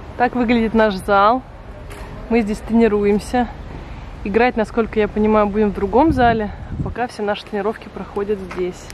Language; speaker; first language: Russian; native; Russian